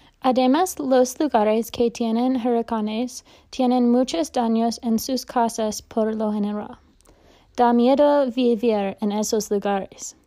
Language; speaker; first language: Spanish; non-native, learner; English